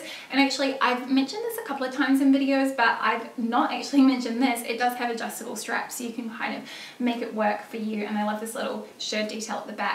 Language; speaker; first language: English; native; English